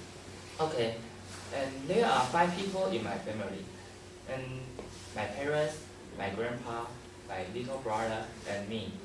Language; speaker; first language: English; non-native, learner; Chinese